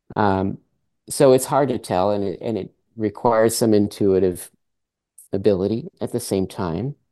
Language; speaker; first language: English; early bilingual, other home language; French